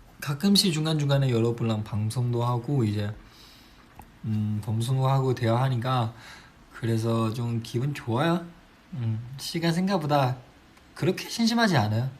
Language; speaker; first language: Korean; non-native, fluent; Chinese